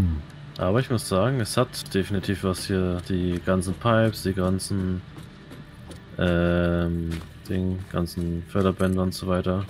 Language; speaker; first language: German; native; German